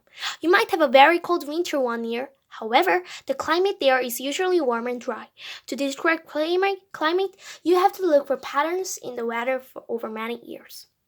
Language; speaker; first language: English; non-native, fluent; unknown